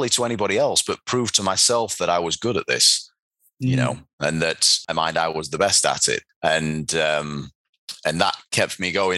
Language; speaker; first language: English; native; English